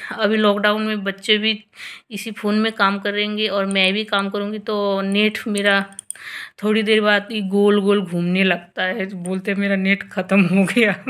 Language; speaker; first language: Hindi; non-native, local second language; Bangla